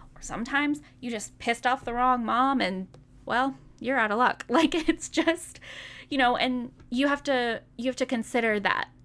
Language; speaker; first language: English; native; English